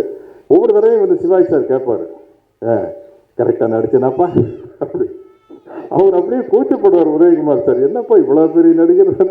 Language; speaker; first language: Tamil; native; Tamil